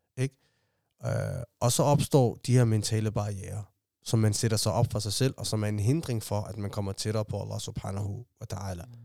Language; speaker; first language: Danish; early bilingual, other home language; Somali